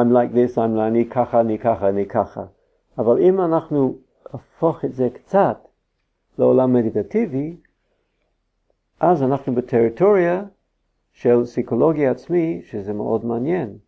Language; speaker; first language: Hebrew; non-native, fluent; English